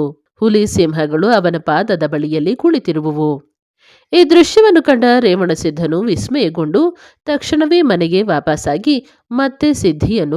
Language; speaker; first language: Kannada; native; Kannada